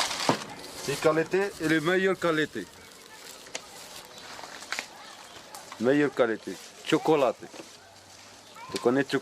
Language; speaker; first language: French; non-native, learner; Arabic